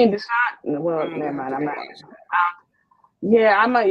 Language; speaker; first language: English; native; English